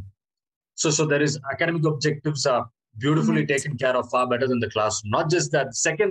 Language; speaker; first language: English; non-native, local second language; Tamil